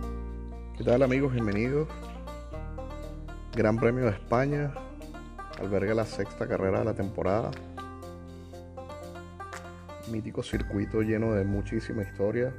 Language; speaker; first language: Spanish; native; Spanish